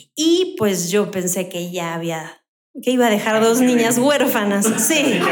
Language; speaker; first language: Spanish; native; Spanish